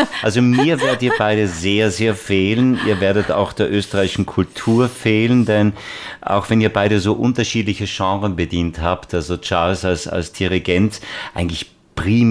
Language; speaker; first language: German; native; German